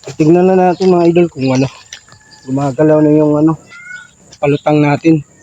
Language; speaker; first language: Filipino; native; Filipino